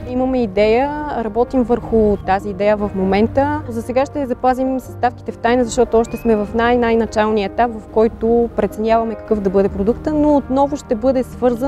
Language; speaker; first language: Bulgarian; native; Bulgarian